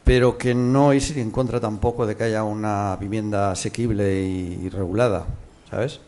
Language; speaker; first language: Spanish; non-native, local second language; Catalan